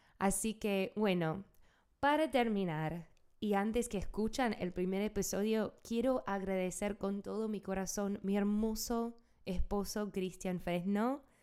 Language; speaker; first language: Spanish; non-native, fluent; English